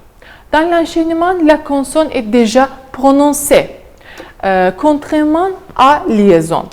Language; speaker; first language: French; non-native, fluent; Azerbaijani